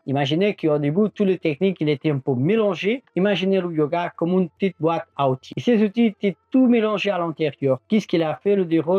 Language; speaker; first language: French; non-native, fluent; Portuguese